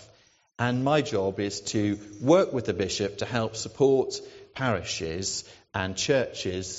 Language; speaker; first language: English; native; English